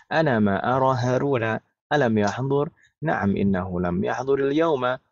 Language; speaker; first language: Arabic; non-native, fluent; Indonesian